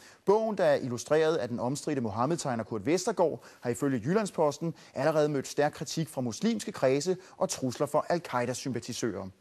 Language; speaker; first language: Danish; native; Danish